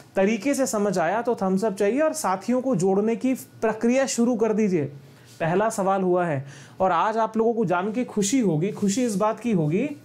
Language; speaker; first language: Hindi; native; Hindi